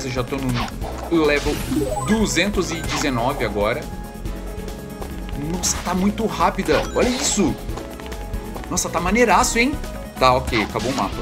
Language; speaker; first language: Portuguese; native; Portuguese